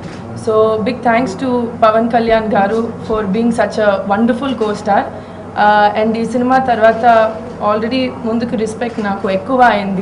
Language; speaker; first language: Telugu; non-native, local second language; Tamil